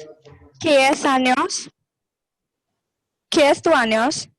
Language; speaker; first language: Spanish; non-native, learner; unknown